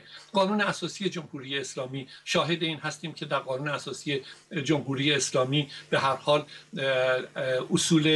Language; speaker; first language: Persian; native; Persian